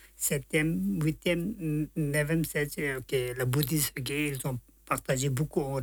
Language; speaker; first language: French; non-native, learner; Tibetan